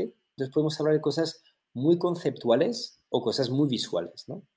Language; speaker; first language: Spanish; native; Spanish